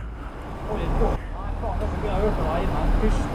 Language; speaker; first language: Norwegian; native; Norwegian